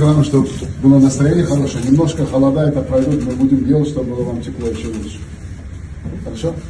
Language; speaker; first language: Russian; non-native, local second language; Uzbek